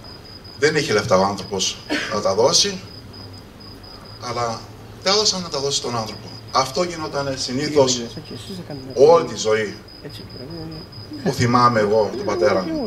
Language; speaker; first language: Greek; early bilingual, heritage; English